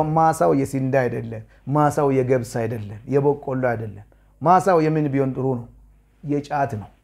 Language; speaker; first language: Amharic; non-native, local second language; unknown